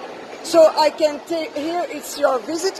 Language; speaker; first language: English; non-native, learner; French